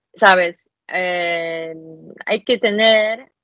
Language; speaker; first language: Spanish; non-native, fluent; Polish